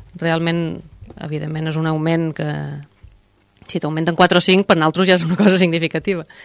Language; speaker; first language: Catalan; native; Catalan